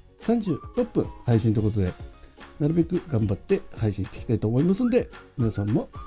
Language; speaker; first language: Japanese; native; Japanese